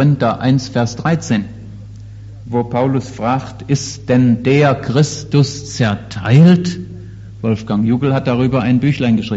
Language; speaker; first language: German; native; German